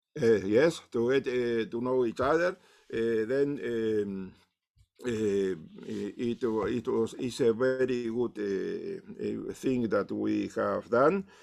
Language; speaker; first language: English; non-native, learner; Spanish